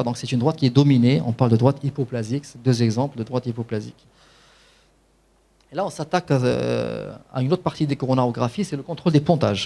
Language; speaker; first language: French; non-native, local second language; Arabic